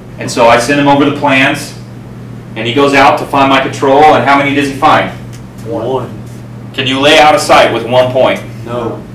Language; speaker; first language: English; native; English